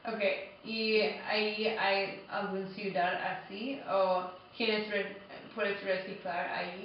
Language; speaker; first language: Spanish; non-native, learner; English